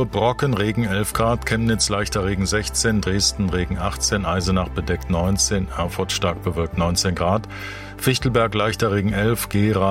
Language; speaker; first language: German; native; German